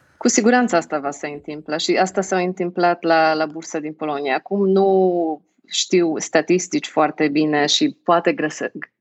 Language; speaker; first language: Romanian; non-native, fluent; Polish